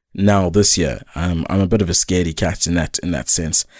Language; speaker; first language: English; native; English